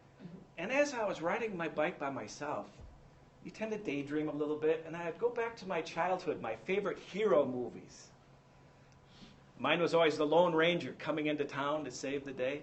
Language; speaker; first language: English; native; English